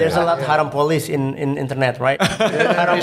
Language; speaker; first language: English; non-native, fluent; Indonesian